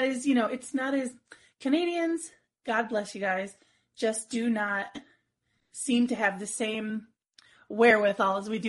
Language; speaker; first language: English; native; English